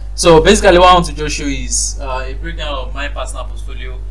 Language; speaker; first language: English; non-native, local second language; Yoruba